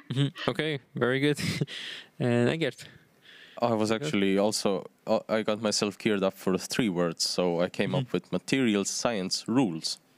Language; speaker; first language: English; non-native, fluent; Estonian